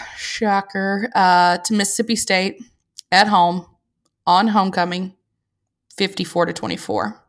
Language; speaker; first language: English; native; English